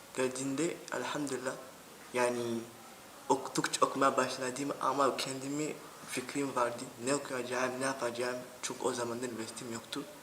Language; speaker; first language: Turkish; non-native, learner; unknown